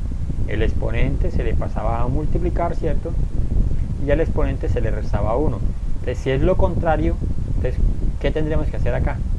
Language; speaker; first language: Spanish; native; Spanish